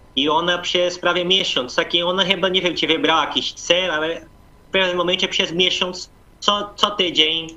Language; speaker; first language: Polish; non-native, fluent; Portuguese